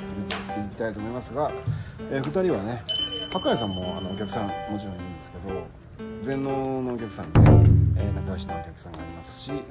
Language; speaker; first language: Japanese; native; Japanese